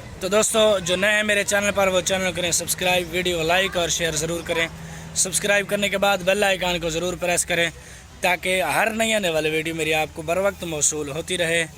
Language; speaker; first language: Urdu; non-native, local second language; Saraiki